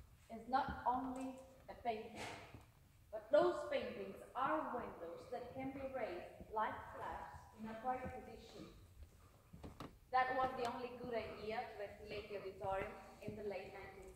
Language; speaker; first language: English; non-native, fluent; Italian